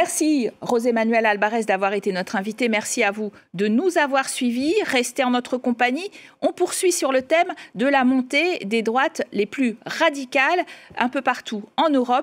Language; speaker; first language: French; native; French